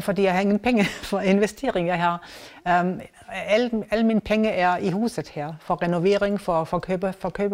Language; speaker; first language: Danish; non-native, learner; German